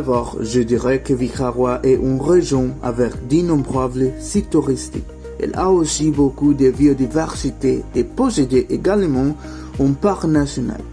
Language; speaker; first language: French; non-native, learner; Spanish